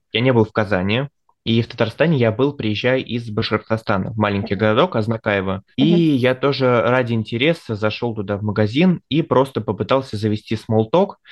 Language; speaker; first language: Russian; native; Russian